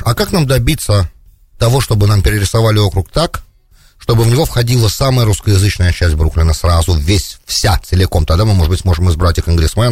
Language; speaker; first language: Russian; native; Russian